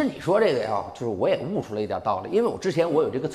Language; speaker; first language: Chinese; native; Chinese